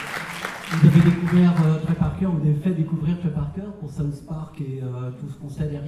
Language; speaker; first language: French; native; French